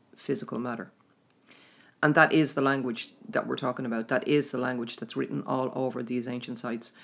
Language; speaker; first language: English; native; English